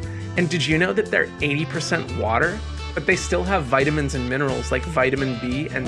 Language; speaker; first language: English; native; English